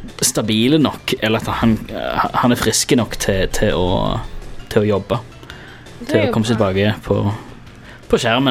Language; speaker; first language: Norwegian; native; Norwegian